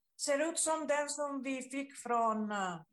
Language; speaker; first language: Swedish; non-native, fluent; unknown